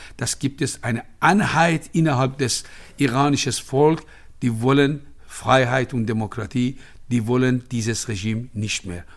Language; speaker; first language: German; non-native, fluent; Persian